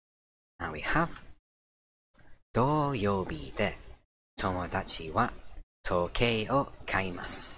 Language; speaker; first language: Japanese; non-native, learner; English